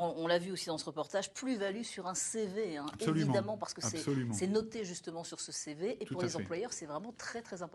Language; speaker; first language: French; native; French